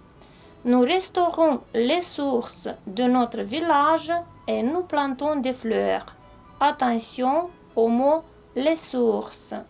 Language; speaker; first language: French; non-native, fluent; Romanian